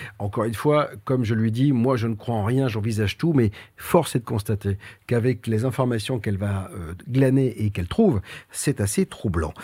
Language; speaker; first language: French; native; French